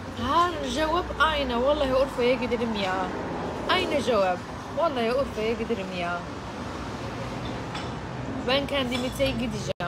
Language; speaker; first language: Turkish; non-native, learner; Arabic